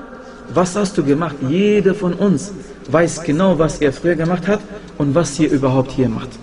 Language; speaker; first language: German; non-native, fluent; Arabic